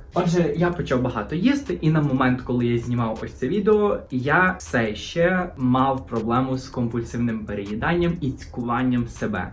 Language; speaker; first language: Ukrainian; non-native, local second language; Russian